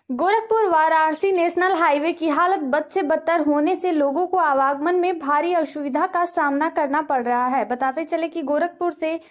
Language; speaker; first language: Hindi; native; Hindi